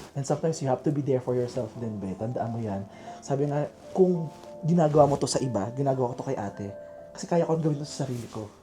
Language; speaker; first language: Filipino; native; Filipino